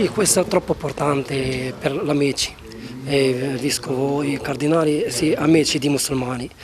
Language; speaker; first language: Italian; non-native, learner; Arabic